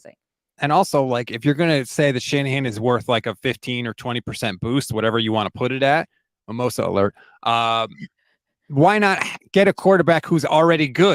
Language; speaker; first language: English; native; English